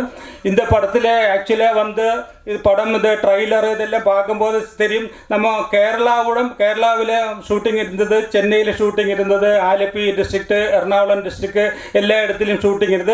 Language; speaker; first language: Tamil; non-native, local second language; Malayalam